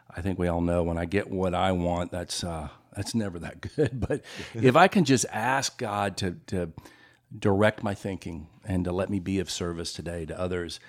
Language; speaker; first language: English; native; English